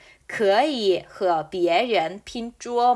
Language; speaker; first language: Chinese; non-native, fluent; Korean